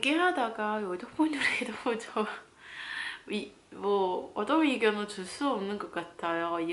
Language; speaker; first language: Korean; non-native, fluent; Cantonese